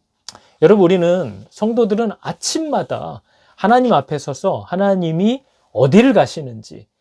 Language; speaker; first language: Korean; native; Korean